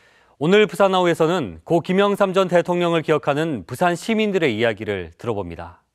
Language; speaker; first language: Korean; native; Korean